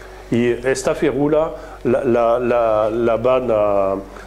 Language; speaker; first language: Spanish; non-native, fluent; French